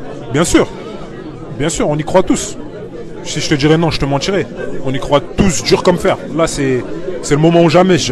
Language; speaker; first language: French; native; French